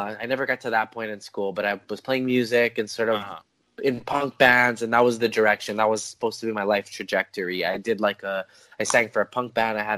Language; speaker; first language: English; native; English